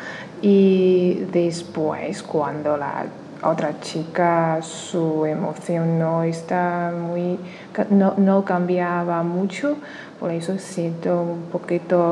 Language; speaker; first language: Spanish; non-native, learner; Chinese